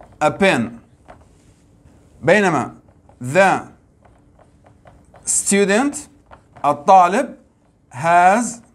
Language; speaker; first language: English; non-native, fluent; Arabic